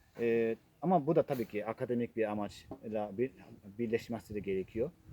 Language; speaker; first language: Turkish; non-native, fluent; Japanese